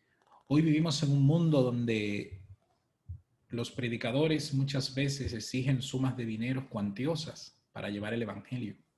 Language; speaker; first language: Spanish; native; Spanish